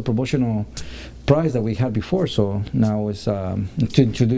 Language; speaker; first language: English; early bilingual, other home language; Spanish